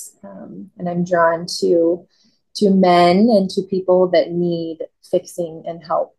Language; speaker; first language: English; native; English